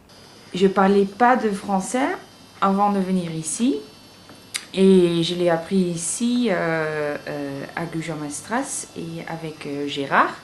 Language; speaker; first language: French; non-native, learner; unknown